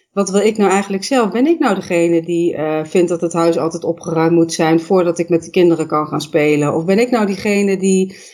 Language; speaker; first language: Dutch; native; Dutch